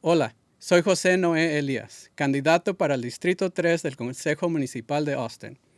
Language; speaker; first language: Spanish; early bilingual, other home language; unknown